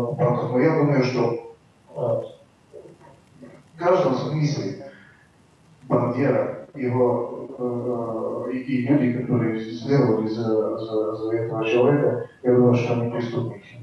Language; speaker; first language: Russian; non-native, learner; Bulgarian